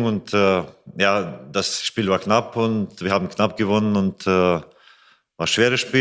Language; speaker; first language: German; non-native, fluent; Latvian